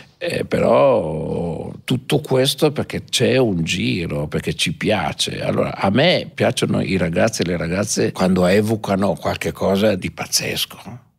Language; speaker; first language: Italian; native; Italian